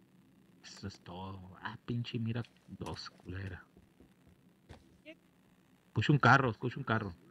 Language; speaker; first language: Spanish; native; Spanish